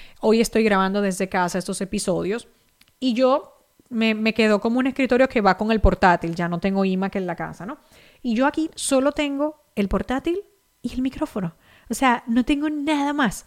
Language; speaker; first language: Spanish; native; Spanish